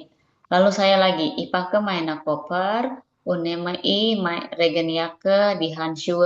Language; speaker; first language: German; non-native, learner; Indonesian